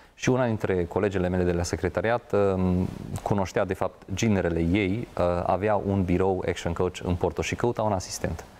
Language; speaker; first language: Romanian; non-native, local second language; Hungarian